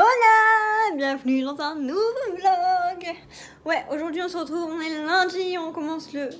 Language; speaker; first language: French; native; French